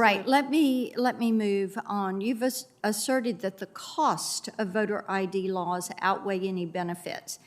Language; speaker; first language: English; native; English